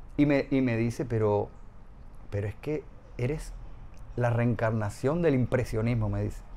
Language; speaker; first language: Spanish; native; Spanish